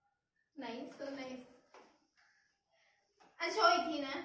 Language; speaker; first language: English; non-native, learner; Thai